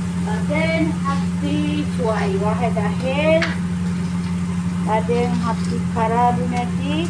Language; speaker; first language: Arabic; non-native, learner; Sinhala